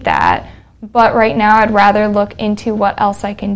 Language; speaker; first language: English; native; English